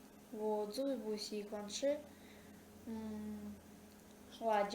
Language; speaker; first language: Chinese; non-native, learner; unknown